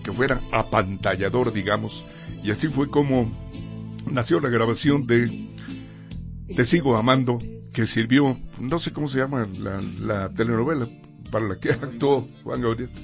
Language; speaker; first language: Spanish; native; Spanish